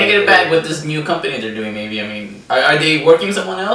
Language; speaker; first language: English; native; English